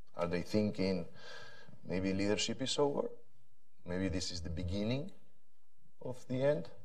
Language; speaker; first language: English; non-native, fluent; Spanish